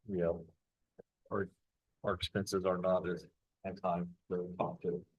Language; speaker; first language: English; native; English